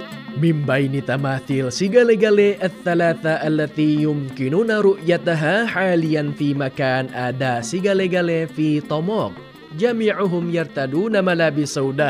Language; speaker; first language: Arabic; non-native, fluent; Indonesian